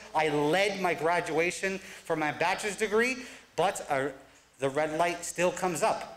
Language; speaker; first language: English; native; English